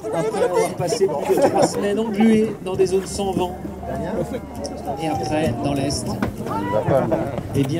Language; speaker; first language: French; native; French